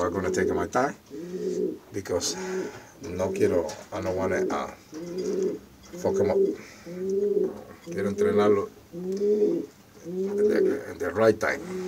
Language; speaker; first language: English; non-native, learner; Spanish